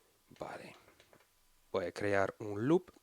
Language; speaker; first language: Spanish; non-native, fluent; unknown